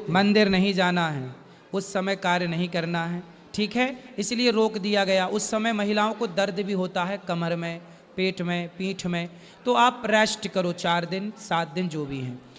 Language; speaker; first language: Hindi; native; Hindi